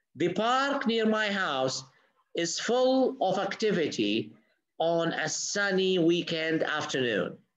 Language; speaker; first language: English; non-native, fluent; Arabic